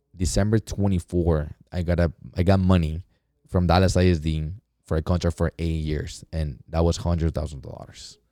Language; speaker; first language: English; non-native, fluent; Spanish